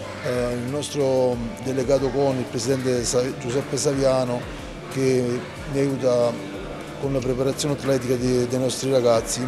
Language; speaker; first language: Italian; native; Italian